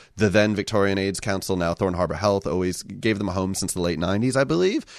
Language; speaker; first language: English; native; English